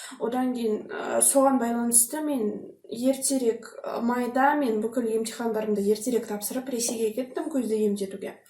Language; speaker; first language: Kazakh; non-native, local second language; Russian